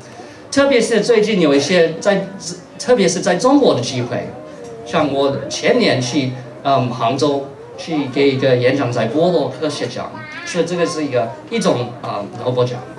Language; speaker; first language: Chinese; non-native, fluent; English